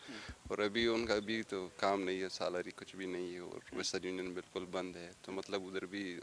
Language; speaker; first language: Hindi; non-native, fluent; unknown